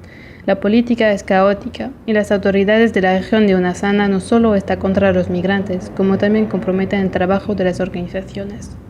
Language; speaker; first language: Spanish; non-native, fluent; Portuguese